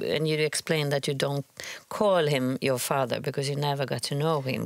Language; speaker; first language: English; non-native, fluent; Swedish